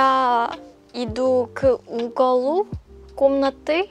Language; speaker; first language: Russian; non-native, learner; Korean